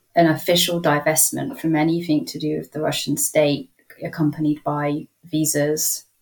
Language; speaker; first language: English; native; English